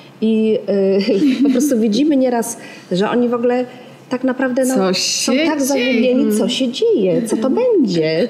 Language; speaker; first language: Polish; native; Polish